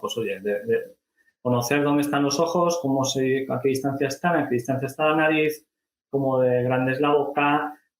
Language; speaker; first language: Spanish; native; Spanish